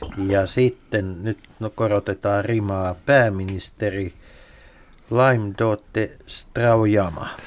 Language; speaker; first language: Finnish; native; Finnish